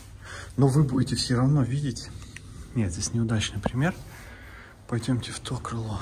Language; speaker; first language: Russian; native; Russian